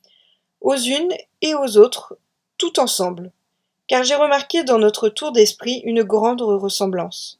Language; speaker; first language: French; native; French